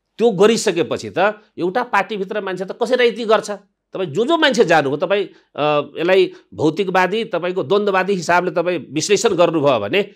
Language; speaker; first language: Nepali; non-native, local second language; Maithili